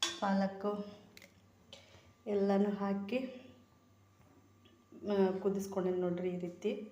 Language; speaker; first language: Kannada; native; Kannada